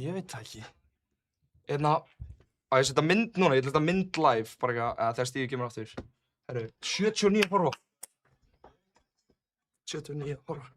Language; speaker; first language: Icelandic; native; Icelandic